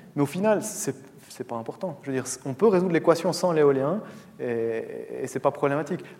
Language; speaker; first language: French; native; French